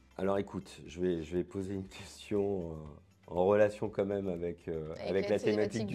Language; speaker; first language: French; native; French